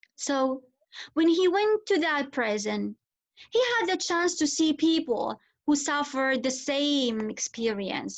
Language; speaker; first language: English; non-native, fluent; Arabic